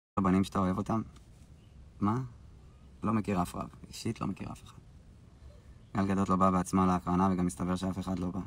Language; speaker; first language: Hebrew; native; Hebrew